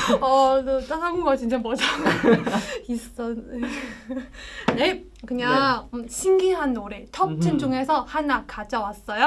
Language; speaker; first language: Korean; non-native, learner; Chinese